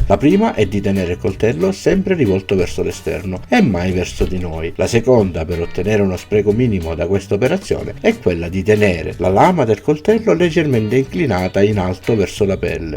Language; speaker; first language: Italian; native; Italian